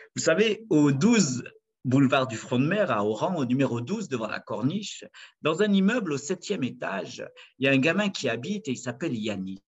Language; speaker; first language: French; native; French